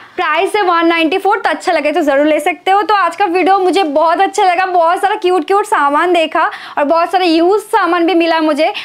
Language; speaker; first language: Hindi; non-native, local second language; Bangla